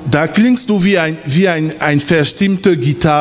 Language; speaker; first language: German; non-native, fluent; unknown